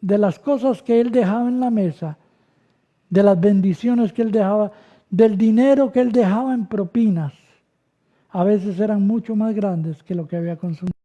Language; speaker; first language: Spanish; native; Spanish